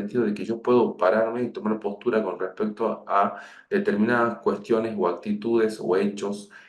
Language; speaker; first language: Spanish; native; Spanish